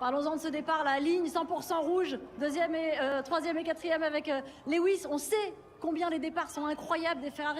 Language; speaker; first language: French; native; French